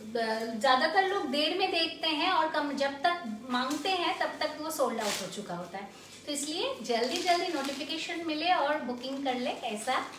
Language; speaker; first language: Hindi; non-native, local second language; Bangla